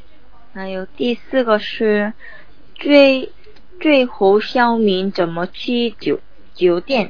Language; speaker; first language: Chinese; non-native, learner; Korean